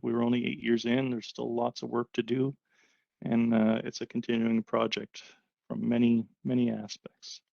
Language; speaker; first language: English; native; English